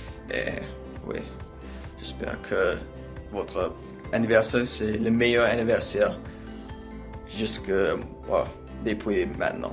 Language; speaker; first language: French; non-native, learner; English